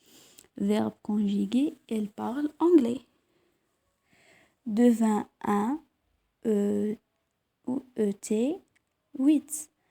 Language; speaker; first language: French; non-native, local second language; Arabic